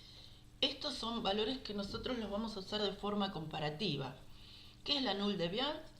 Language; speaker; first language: Spanish; native; Spanish